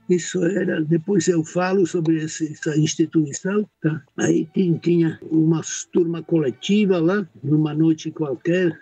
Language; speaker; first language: Portuguese; non-native, fluent; Czech